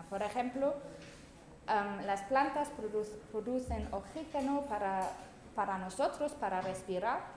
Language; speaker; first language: Spanish; non-native, fluent; German